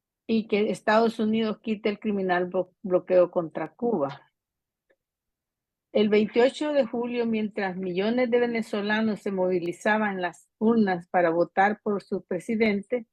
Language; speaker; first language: Spanish; native; Spanish